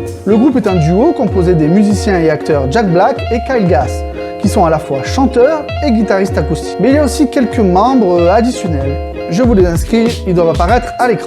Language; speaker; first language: French; native; French